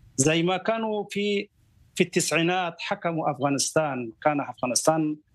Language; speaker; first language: Arabic; non-native, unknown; Persian